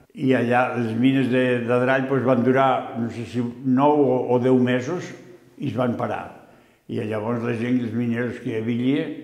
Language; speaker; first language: Catalan; non-native, local second language; Spanish